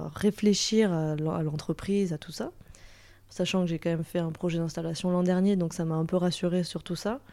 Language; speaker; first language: French; native; French